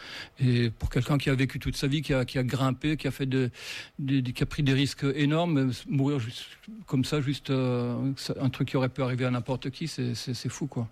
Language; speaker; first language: French; native; French